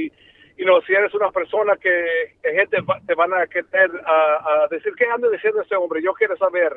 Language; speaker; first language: Spanish; early bilingual, heritage; Spanish